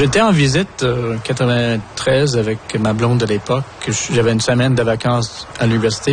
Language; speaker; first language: French; non-native, local second language; English